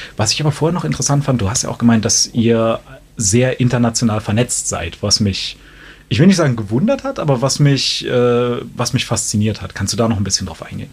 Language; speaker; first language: German; native; German